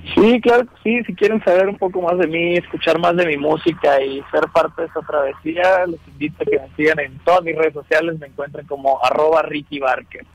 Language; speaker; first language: Spanish; native; Spanish